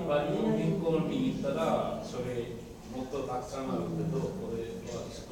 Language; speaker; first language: Japanese; non-native, learner; Bangla